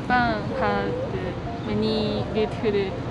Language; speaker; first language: English; non-native, learner; Japanese